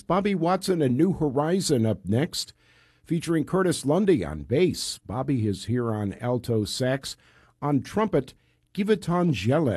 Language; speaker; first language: English; native; English